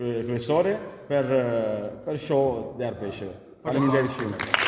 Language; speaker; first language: Albanian; early bilingual, heritage; Italian